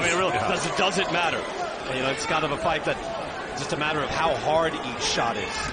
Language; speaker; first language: English; native; English